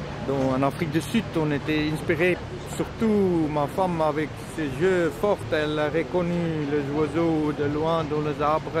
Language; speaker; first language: French; non-native, learner; Dutch